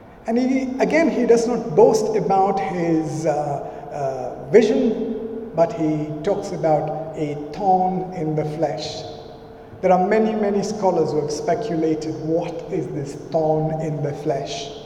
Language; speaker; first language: English; non-native, local second language; Malayalam